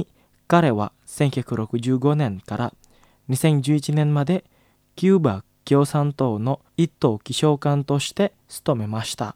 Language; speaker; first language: Japanese; non-native, fluent; Indonesian